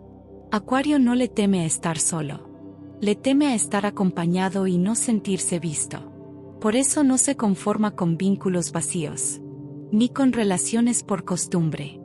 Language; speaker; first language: Spanish; native; Spanish